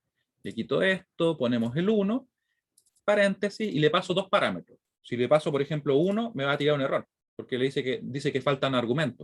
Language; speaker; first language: Spanish; native; Spanish